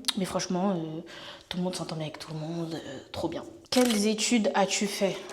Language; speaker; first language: French; native; French